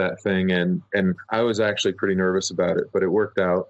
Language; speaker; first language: English; native; English